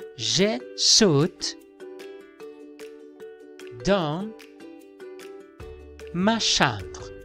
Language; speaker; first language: French; non-native, learner; Spanish